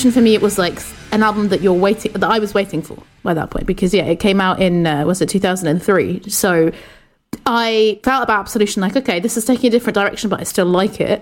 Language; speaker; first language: English; native; English